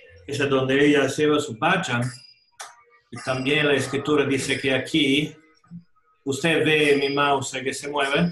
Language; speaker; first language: Spanish; non-native, fluent; Italian